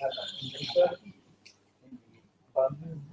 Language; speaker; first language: English; non-native, learner; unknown